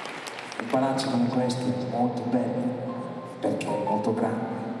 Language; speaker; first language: Italian; non-native, fluent; English